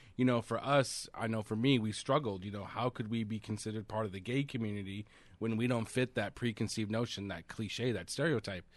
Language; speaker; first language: English; native; English